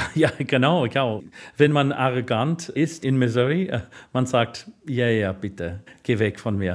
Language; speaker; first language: German; non-native, fluent; English